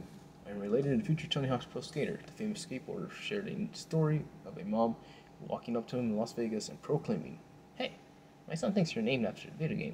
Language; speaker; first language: English; native; English